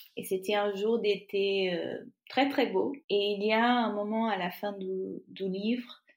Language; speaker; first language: French; non-native, fluent; Portuguese